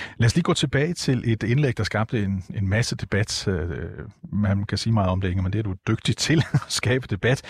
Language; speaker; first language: Danish; native; Danish